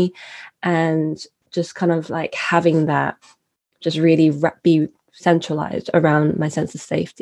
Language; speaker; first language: English; native; English